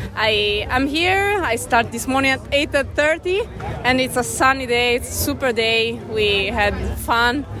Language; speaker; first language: English; non-native, learner; Italian